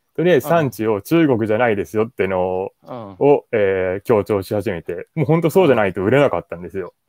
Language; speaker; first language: Japanese; native; Japanese